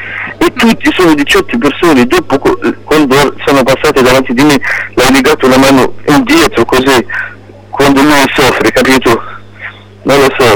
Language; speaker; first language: Italian; non-native, local second language; Arabic